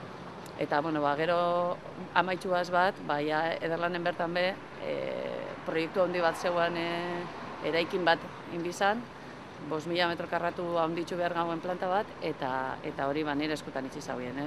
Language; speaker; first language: Basque; native; Basque